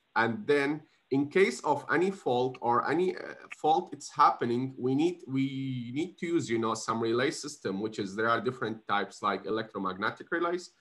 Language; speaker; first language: English; non-native, fluent; Arabic